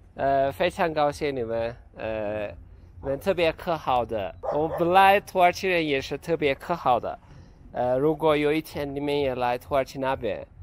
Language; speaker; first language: Chinese; non-native, learner; Turkish